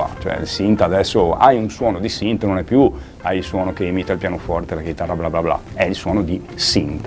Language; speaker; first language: Italian; native; Italian